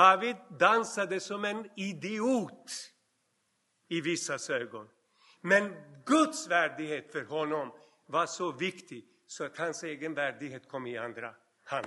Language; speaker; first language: Swedish; non-native, fluent; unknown